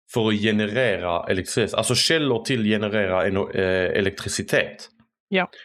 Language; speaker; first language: Swedish; native; Swedish